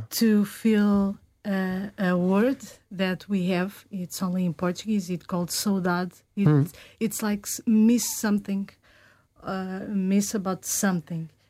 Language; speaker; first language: English; non-native, learner; Portuguese